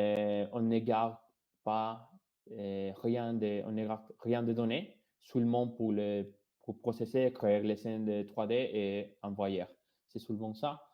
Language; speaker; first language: French; non-native, fluent; Spanish